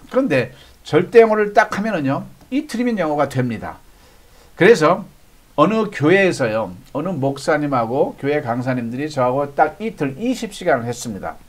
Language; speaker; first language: Korean; native; Korean